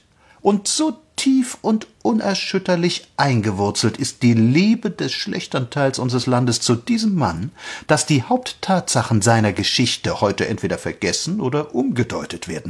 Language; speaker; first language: German; native; German